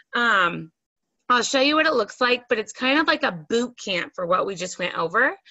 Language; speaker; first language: English; native; English